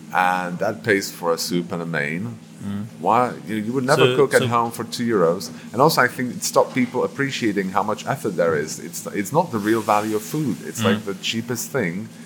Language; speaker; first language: English; non-native, fluent; Czech